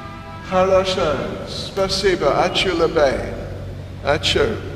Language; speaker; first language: Russian; non-native, learner; English